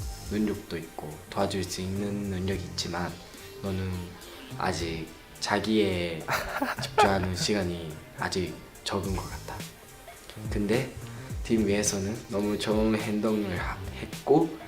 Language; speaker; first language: Korean; non-native, learner; Japanese